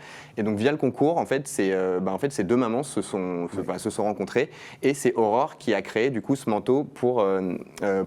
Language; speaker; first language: French; native; French